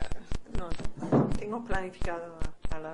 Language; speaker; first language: Spanish; non-native, fluent; English